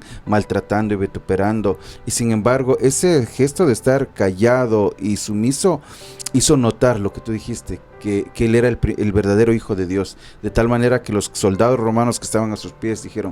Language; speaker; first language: Spanish; native; Spanish